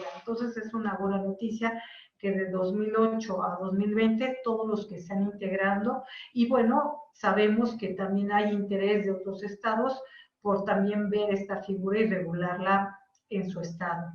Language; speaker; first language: Spanish; native; Spanish